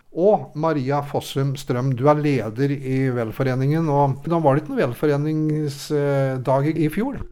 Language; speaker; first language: Norwegian; native; Norwegian